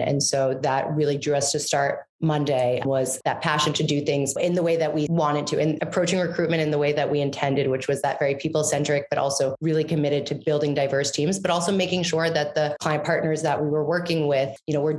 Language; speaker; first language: English; native; English